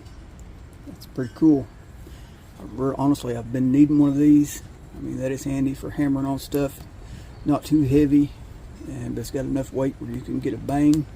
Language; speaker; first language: English; native; English